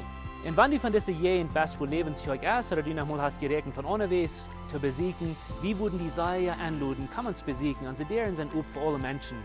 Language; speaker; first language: German; non-native, learner; Plautdietsch